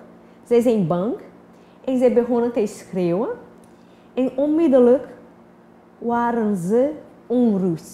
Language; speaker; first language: Dutch; non-native, fluent; Portuguese